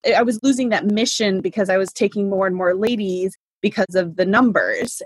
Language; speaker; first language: English; native; English